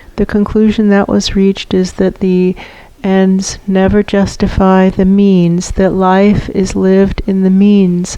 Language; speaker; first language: English; native; English